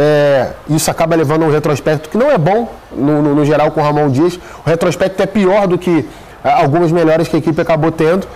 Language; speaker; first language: Portuguese; native; Portuguese